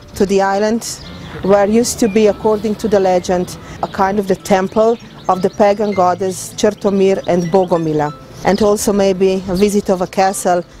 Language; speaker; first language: English; non-native, fluent; Slovenian